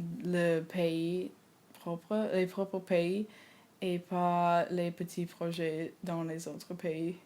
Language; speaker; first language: French; non-native, learner; English